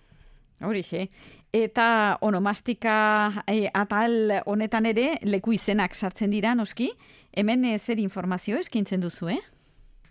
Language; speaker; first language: Basque; native; Basque